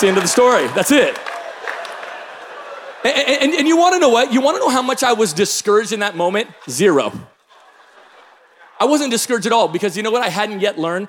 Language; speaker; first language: English; native; English